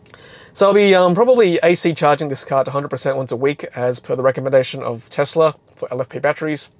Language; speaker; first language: English; native; English